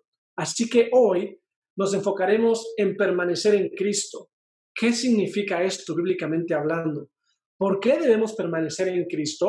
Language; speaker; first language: Spanish; native; Spanish